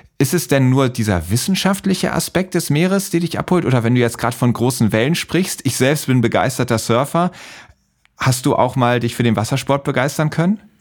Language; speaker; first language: German; native; German